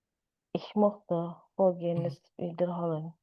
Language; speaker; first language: German; non-native, learner; Indonesian